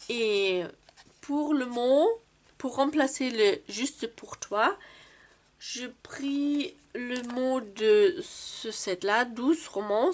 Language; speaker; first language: French; non-native, fluent; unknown